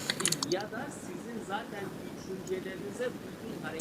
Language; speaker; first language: Turkish; native; Turkish